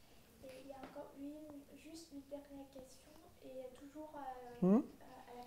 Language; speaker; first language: French; non-native, fluent; Vietnamese